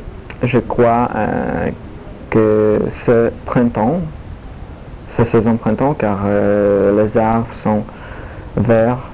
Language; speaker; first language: French; non-native, learner; Polish